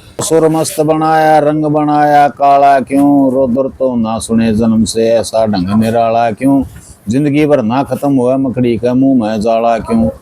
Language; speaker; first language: Hindi; native; Hindi